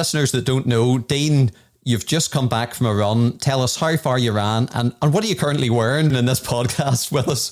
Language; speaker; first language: English; native; English